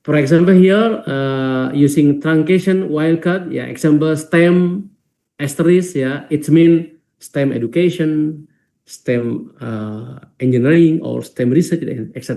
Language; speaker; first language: English; non-native, fluent; Indonesian